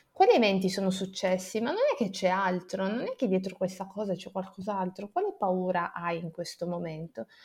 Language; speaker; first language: Italian; native; Italian